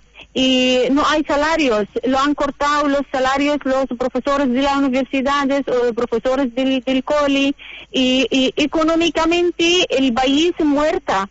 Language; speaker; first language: Spanish; non-native, learner; Arabic